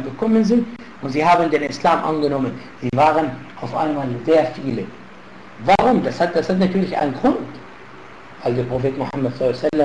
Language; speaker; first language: German; non-native, fluent; Arabic